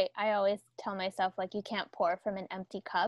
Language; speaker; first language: English; early bilingual, other home language; Filipino